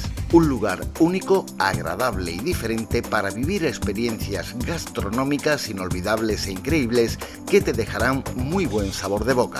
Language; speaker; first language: Spanish; native; Spanish